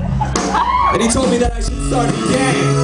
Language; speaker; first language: English; native; English